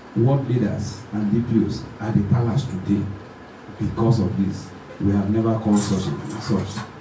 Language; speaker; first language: English; non-native, local second language; Yoruba